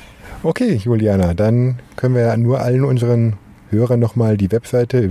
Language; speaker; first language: German; native; German